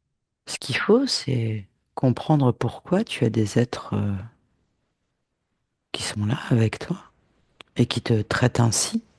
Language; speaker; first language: French; native; French